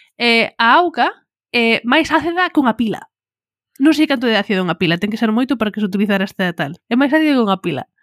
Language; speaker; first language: Galician; non-native, local second language; Spanish